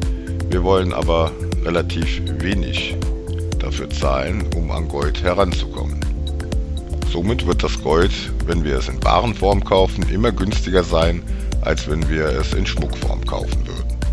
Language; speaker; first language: German; native; German